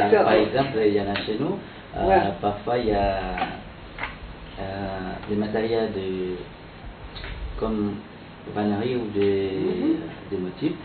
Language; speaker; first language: French; non-native, local second language; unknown